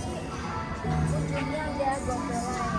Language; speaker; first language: Indonesian; native; Indonesian